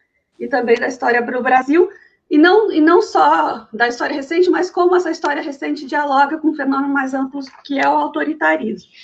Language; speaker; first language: Portuguese; native; Portuguese